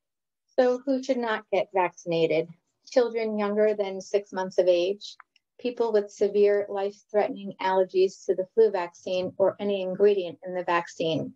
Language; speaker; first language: English; native; English